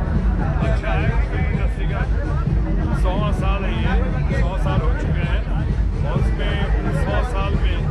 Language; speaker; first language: Hindi; native; Hindi